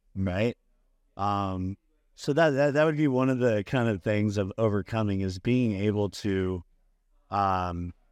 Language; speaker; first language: English; native; English